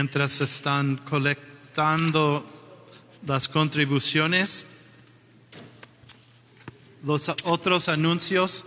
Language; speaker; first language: Spanish; non-native, fluent; English